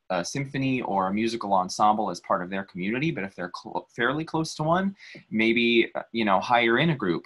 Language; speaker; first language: English; native; English